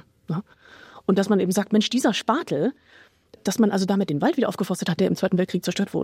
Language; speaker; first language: German; native; German